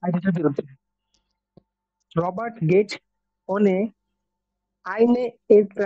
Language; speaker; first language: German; non-native, learner; Bangla